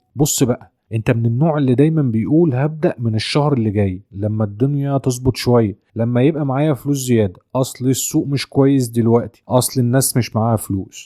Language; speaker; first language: Arabic; native; Arabic